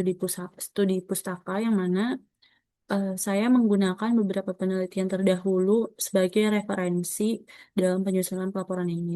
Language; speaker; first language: Indonesian; native; Indonesian